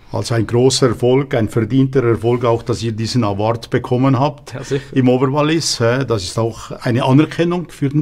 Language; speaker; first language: German; native; German